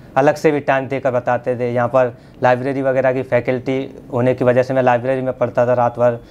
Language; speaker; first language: Hindi; native; Hindi